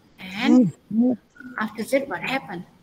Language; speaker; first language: English; non-native, learner; Indonesian